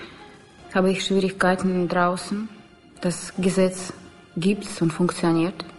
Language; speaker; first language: German; non-native, learner; Russian